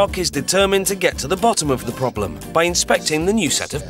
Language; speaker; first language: English; native; English